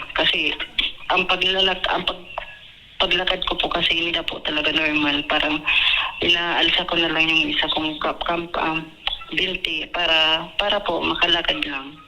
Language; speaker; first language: Filipino; non-native, local second language; Bikol